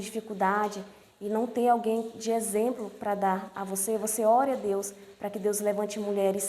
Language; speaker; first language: Portuguese; native; Portuguese